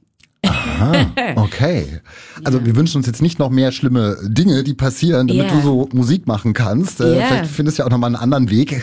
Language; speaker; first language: German; native; German